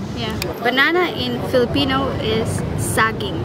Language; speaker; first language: English; non-native, local second language; Hiligaynon